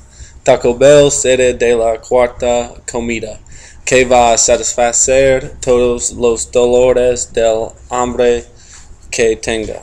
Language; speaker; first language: Spanish; non-native, learner; English